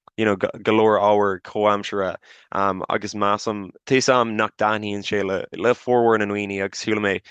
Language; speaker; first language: Irish; non-native, local second language; English